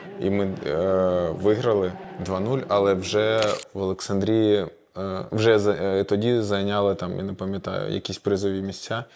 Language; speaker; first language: Ukrainian; non-native, local second language; Russian